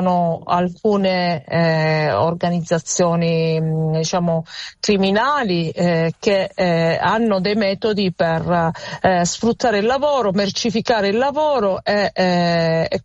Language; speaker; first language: Italian; native; Italian